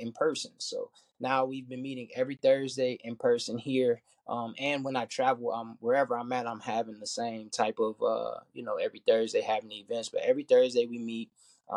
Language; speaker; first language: English; native; English